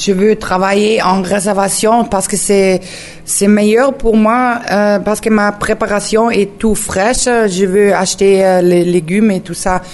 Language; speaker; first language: French; non-native, learner; German